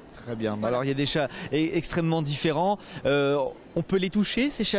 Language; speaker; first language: French; native; French